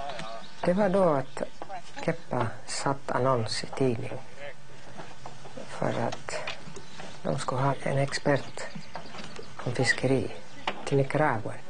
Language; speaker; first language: Swedish; non-native, fluent; English